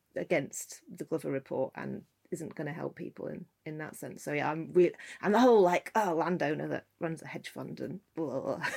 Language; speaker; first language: English; native; English